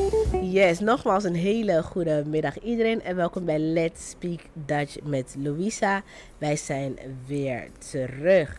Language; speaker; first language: Dutch; non-native, fluent; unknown